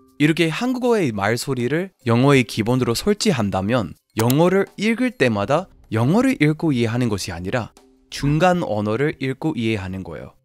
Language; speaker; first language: Korean; non-native, fluent; English